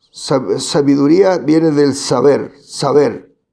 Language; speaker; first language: Spanish; native; Spanish